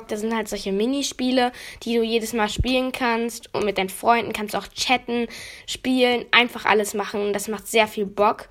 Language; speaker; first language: German; native; German